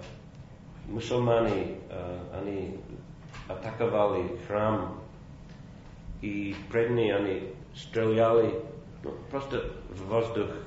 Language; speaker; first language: Russian; non-native, fluent; English